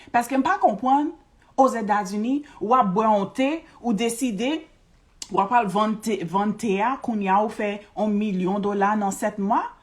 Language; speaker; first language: Haitian Creole; early bilingual, heritage; Haitian Creole